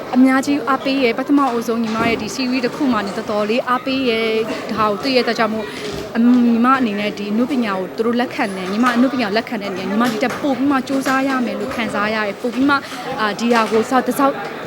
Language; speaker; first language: Burmese; non-native, local second language; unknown